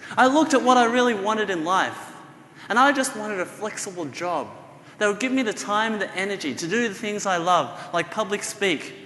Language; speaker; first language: English; native; English